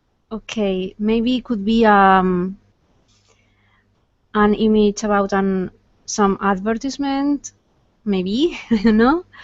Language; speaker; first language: English; non-native, fluent; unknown